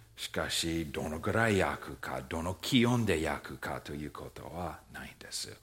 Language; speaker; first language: Japanese; non-native, fluent; English